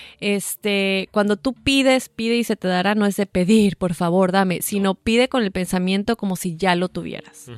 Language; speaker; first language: Spanish; native; Spanish